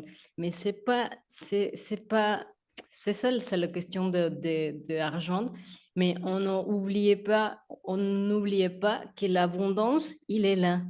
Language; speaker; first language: French; non-native, learner; Spanish